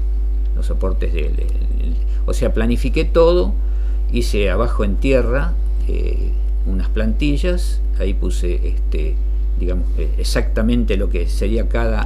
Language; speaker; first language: Spanish; native; Spanish